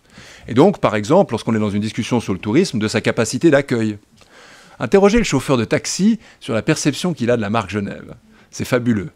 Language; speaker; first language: French; native; French